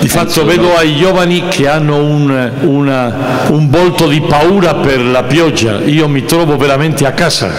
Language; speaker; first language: Italian; non-native, fluent; Spanish